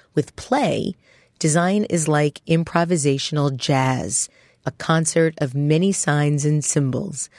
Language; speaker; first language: English; native; English